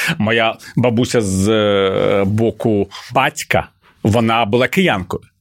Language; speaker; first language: Ukrainian; non-native, local second language; Russian